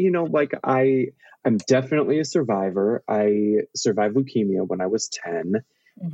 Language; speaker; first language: English; native; English